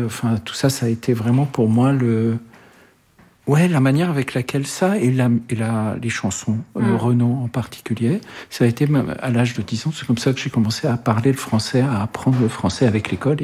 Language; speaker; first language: French; native; French